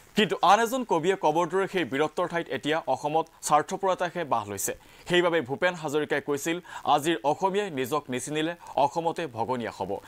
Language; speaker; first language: Assamese; native; Assamese